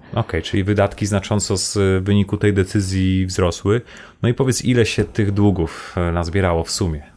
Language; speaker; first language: Polish; native; Polish